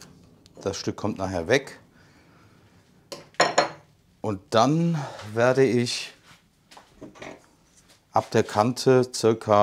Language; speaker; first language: German; native; German